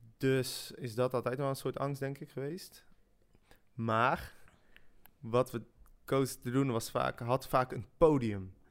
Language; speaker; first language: Dutch; early bilingual, other home language; French